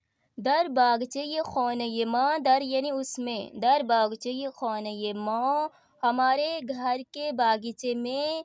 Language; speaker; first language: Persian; non-native, fluent; Urdu